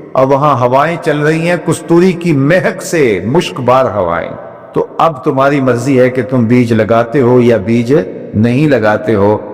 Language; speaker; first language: Urdu; non-native, local second language; Punjabi